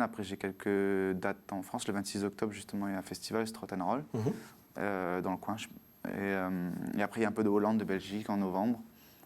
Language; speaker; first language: French; native; French